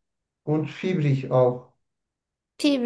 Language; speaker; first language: German; non-native, learner; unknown